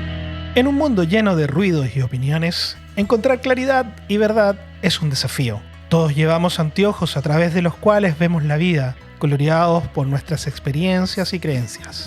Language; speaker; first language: Spanish; native; Spanish